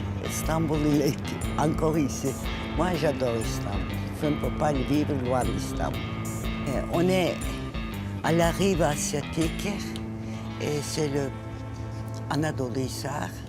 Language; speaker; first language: French; non-native, fluent; Turkish